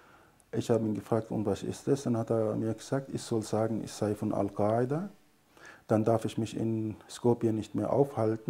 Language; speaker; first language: German; non-native, fluent; Arabic